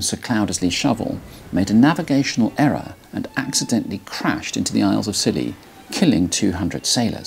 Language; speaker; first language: English; native; English